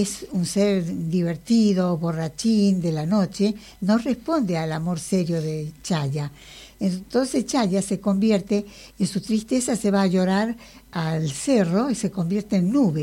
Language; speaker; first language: Spanish; native; Spanish